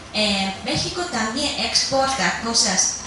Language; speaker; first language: Spanish; non-native, fluent; Chinese